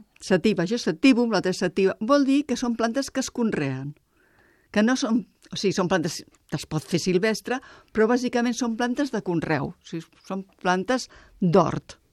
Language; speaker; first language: Catalan; native; Catalan